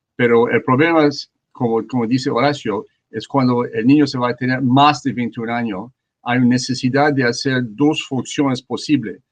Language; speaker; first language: Spanish; non-native, learner; French